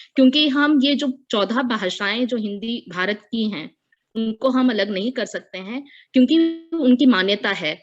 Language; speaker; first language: Hindi; non-native, local second language; Tamil